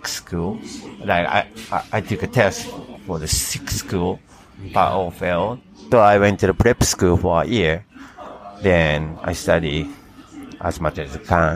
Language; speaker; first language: English; non-native, fluent; Japanese